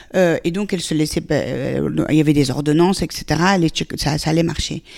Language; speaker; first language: French; early bilingual, other home language; Persian